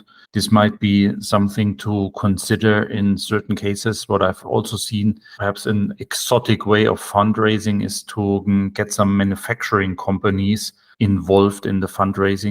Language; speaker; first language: English; non-native, fluent; German